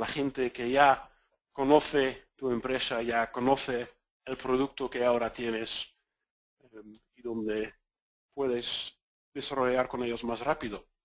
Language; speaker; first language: Spanish; non-native, fluent; Dutch